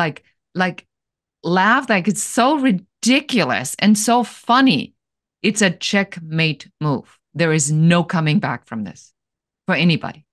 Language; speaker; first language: English; non-native, fluent; German